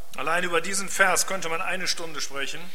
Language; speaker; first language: German; native; German